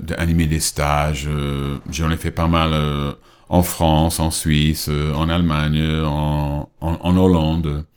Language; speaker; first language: French; non-native, fluent; English